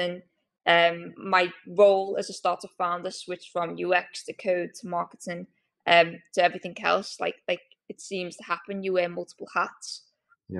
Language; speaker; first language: English; native; English